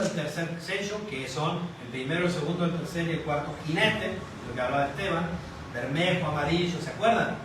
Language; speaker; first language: Spanish; native; Spanish